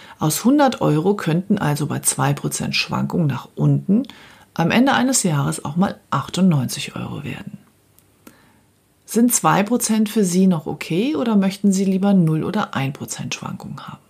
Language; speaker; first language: German; native; German